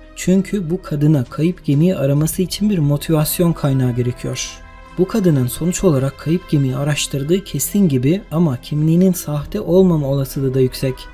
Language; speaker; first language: Turkish; native; Turkish